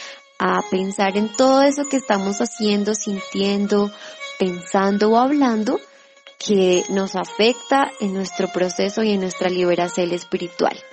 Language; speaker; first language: Spanish; native; Spanish